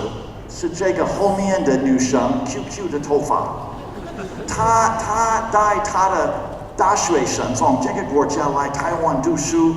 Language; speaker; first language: Chinese; non-native, fluent; English